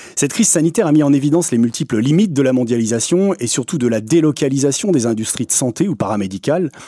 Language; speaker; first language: French; native; French